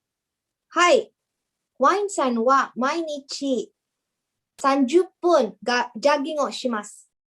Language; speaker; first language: Japanese; non-native, learner; English